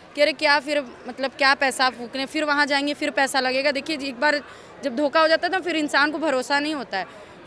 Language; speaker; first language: Hindi; native; Hindi